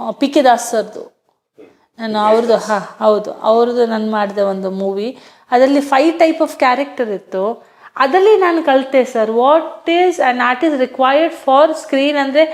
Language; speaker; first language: Kannada; non-native, local second language; Hindi